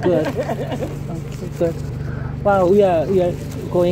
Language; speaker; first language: English; non-native, learner; Korean